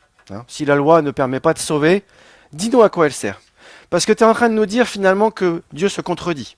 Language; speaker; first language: French; native; French